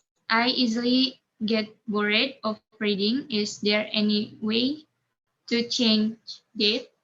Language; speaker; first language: English; non-native, learner; Indonesian